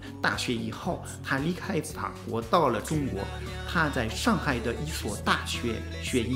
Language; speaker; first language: Chinese; non-native, fluent; French